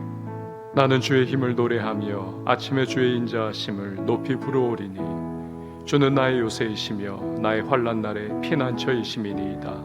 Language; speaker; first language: Korean; native; Korean